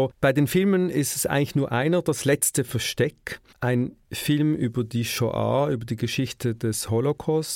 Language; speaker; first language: German; native; German